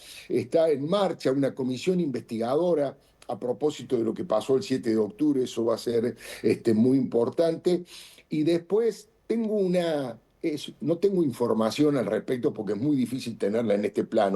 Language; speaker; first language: Spanish; native; Spanish